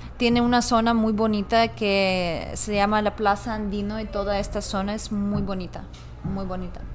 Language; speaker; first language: Spanish; non-native, fluent; Russian